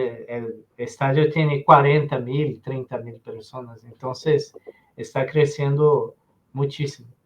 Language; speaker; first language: Spanish; non-native, learner; Portuguese